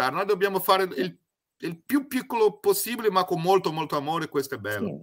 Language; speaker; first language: Italian; non-native, fluent; Portuguese